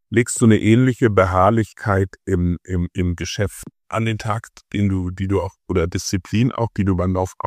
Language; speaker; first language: German; native; German